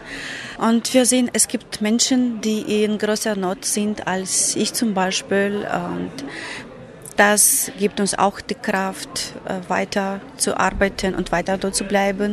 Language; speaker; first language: German; non-native, fluent; Ukrainian